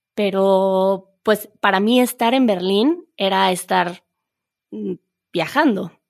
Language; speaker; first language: Spanish; native; Spanish